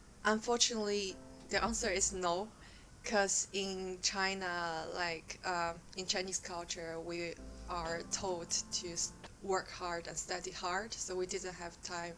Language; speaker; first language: English; non-native, fluent; Chinese